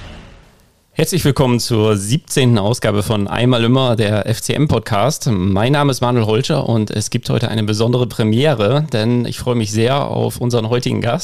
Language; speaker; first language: German; native; German